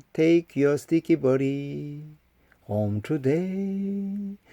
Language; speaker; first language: English; non-native, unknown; Korean